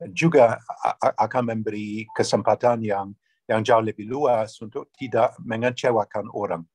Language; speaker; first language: Indonesian; non-native, fluent; English